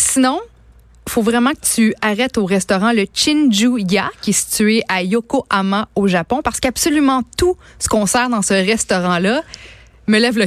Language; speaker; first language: French; native; French